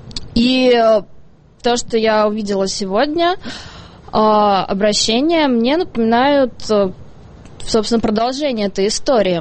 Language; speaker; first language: Russian; native; Russian